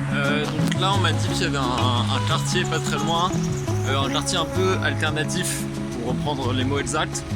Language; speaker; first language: French; native; French